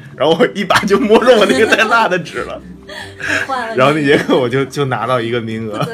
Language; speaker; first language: Chinese; native; Chinese